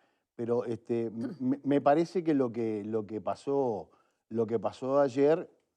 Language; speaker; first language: Spanish; native; Spanish